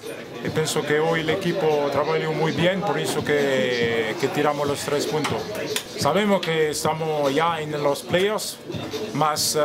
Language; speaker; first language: Spanish; non-native, fluent; Portuguese